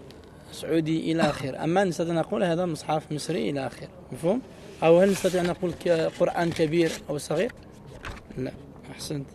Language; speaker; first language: Arabic; non-native, fluent; French